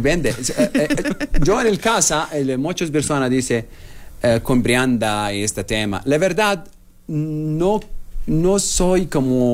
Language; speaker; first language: Spanish; non-native, learner; Arabic